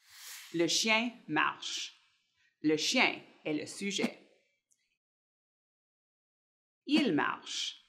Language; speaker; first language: French; non-native, fluent; English